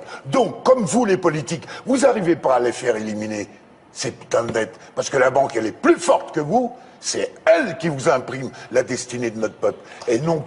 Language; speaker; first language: French; native; French